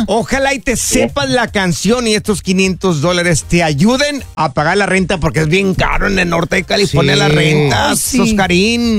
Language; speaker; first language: Spanish; native; Spanish